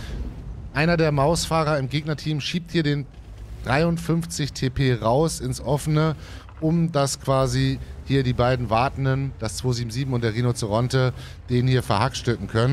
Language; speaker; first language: German; native; German